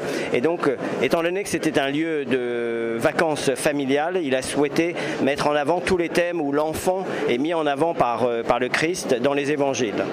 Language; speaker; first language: French; native; French